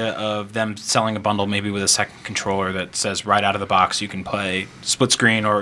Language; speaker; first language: English; early bilingual, other home language; Italian